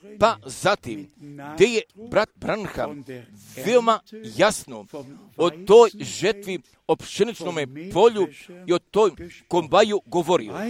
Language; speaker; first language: Croatian; early bilingual, heritage; Serbian